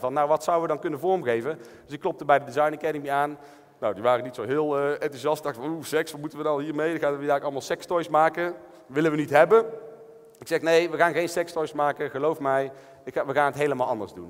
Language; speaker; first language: Dutch; native; Dutch